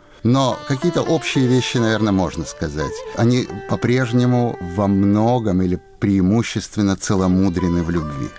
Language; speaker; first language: Russian; native; Russian